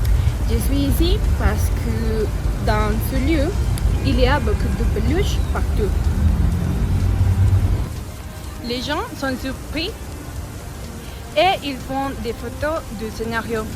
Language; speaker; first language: French; non-native, learner; Spanish